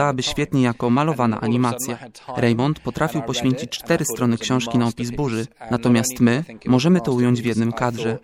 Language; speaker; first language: Polish; native; Polish